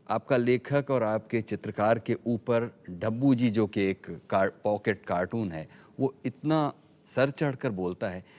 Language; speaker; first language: Hindi; native; Hindi